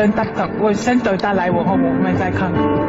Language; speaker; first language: Chinese; non-native, learner; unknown